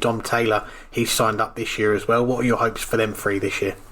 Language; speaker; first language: English; native; English